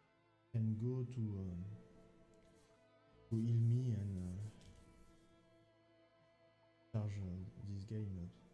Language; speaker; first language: English; non-native, learner; French